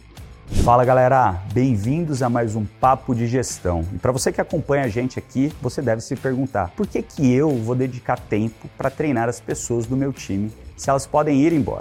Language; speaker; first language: Portuguese; native; Portuguese